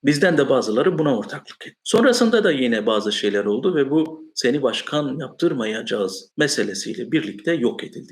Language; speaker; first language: Turkish; non-native, local second language; Kurdish